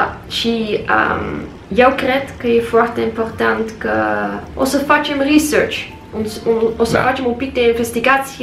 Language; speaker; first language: Romanian; non-native, learner; English